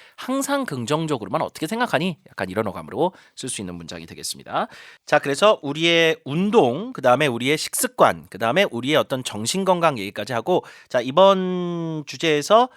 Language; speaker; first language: Korean; native; Korean